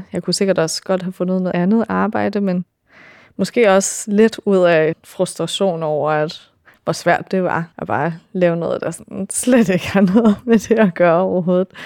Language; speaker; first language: Danish; early bilingual, other home language; English